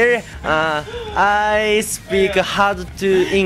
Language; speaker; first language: English; non-native, learner; Japanese